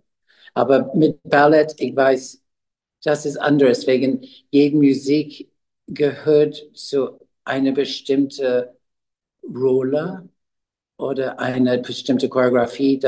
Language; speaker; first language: German; non-native, learner; English